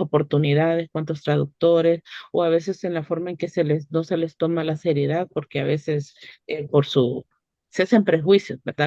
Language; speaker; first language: Spanish; native; Spanish